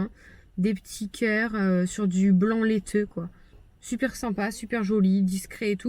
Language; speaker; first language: French; native; French